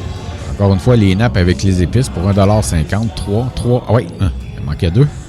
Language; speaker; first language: French; native; French